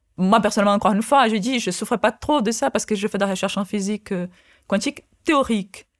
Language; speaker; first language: French; non-native, fluent; Portuguese